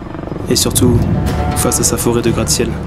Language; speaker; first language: French; native; French